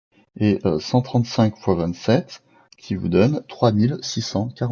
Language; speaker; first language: French; native; French